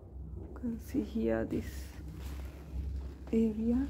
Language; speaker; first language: English; non-native, learner; Slovak